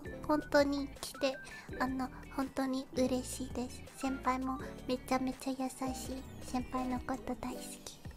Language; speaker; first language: Japanese; non-native, learner; English